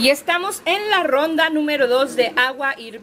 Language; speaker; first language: Spanish; native; Spanish